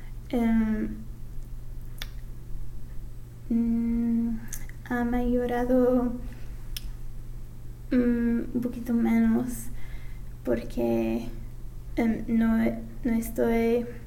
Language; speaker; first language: Spanish; non-native, fluent; English